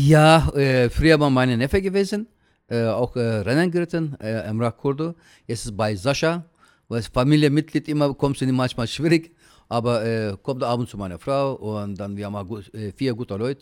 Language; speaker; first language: German; non-native, learner; Turkish